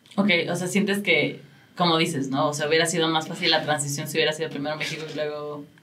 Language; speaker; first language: Spanish; native; Spanish